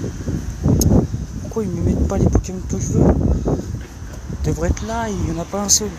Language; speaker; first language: French; native; French